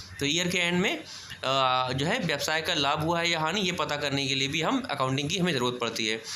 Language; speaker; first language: Hindi; native; Hindi